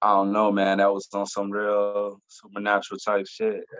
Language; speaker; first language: English; native; English